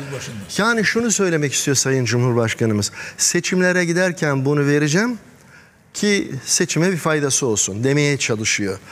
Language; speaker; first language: Turkish; native; Turkish